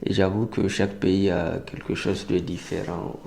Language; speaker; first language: French; non-native, local second language; Hausa